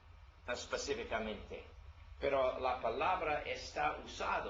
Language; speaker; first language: Spanish; non-native, learner; English